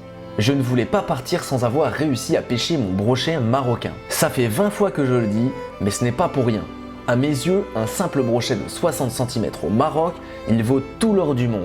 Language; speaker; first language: French; native; French